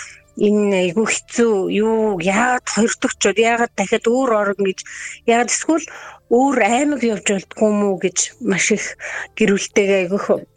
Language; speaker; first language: Mongolian; native; Mongolian